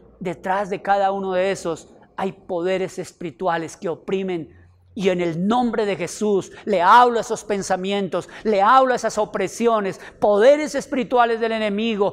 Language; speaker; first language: Spanish; native; Spanish